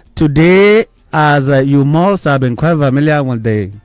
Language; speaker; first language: English; non-native, local second language; Yoruba